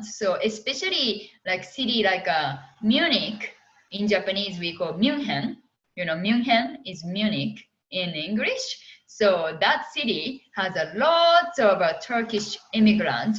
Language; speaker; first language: English; non-native, fluent; Japanese